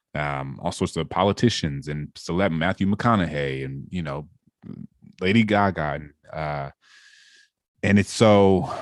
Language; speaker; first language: English; native; English